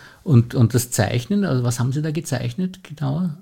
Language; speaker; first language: German; native; German